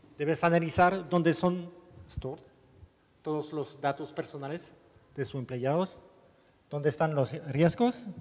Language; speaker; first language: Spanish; non-native, learner; French